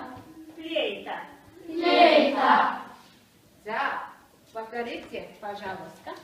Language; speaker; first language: Russian; non-native, fluent; Mongolian